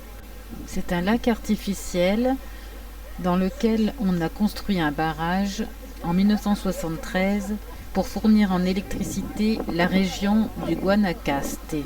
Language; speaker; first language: French; native; French